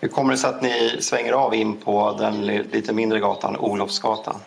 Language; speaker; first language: Swedish; native; Swedish